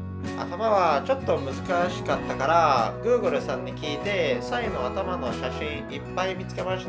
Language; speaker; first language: Japanese; non-native, learner; English